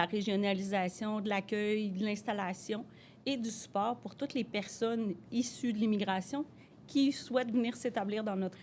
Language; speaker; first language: French; native; French